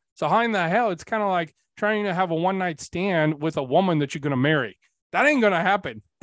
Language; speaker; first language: English; early bilingual, other home language; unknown